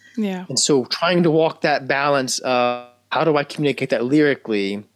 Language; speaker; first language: English; native; English